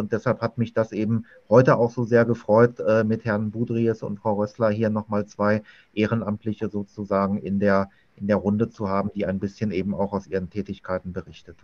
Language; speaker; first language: German; native; German